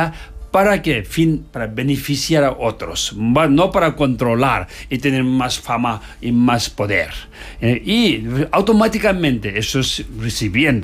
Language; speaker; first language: Spanish; non-native, learner; Tibetan